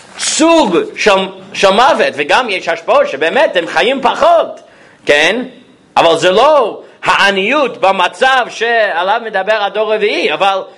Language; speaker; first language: Hebrew; non-native, fluent; English